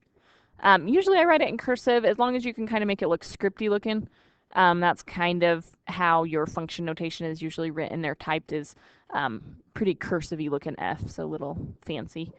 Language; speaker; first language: English; native; English